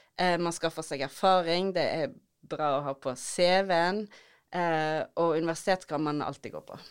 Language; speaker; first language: Norwegian; native; Norwegian